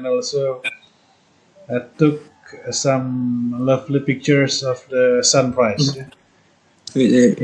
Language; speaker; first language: English; non-native, fluent; Indonesian